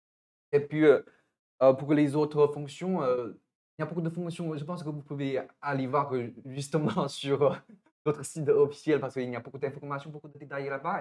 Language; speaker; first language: French; non-native, fluent; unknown